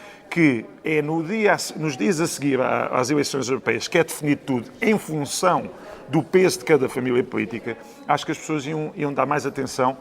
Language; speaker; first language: Portuguese; native; Portuguese